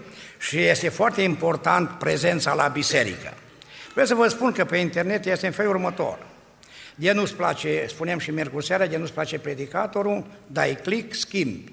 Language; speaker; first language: Romanian; native; Romanian